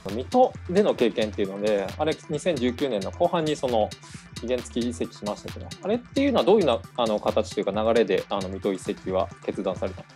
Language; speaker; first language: Japanese; native; Japanese